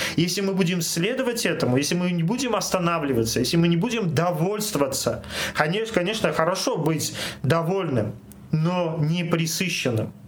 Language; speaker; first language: Russian; non-native, local second language; Armenian